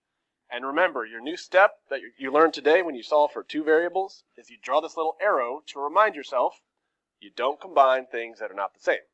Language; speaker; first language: English; native; English